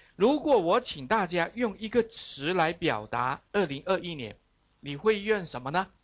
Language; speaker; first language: Chinese; native; Chinese